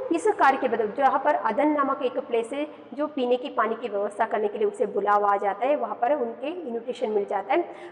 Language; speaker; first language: Hindi; non-native, local second language; Kannada